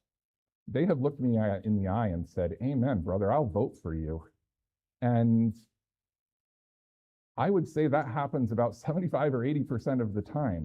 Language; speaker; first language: English; native; English